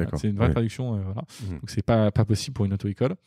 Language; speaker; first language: French; native; French